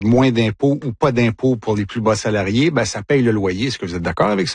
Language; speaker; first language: French; native; French